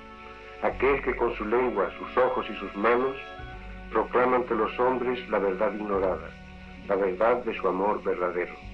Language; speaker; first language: Spanish; native; Spanish